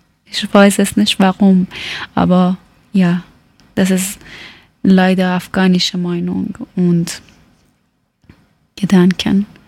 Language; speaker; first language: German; non-native, learner; Persian